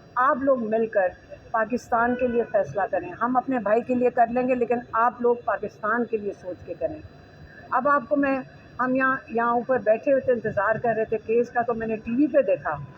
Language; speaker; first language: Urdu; native; Urdu